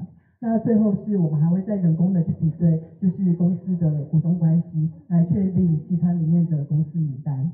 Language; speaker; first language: Chinese; native; Chinese